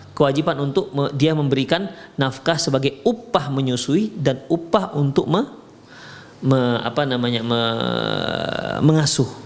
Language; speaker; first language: Indonesian; native; Indonesian